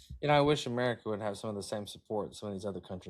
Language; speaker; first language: English; native; English